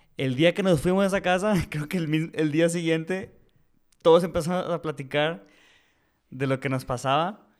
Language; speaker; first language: Spanish; early bilingual, heritage; Spanish